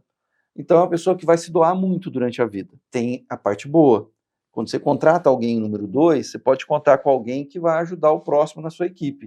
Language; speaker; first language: Portuguese; native; Portuguese